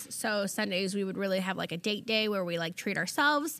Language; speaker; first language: English; early bilingual, other home language; German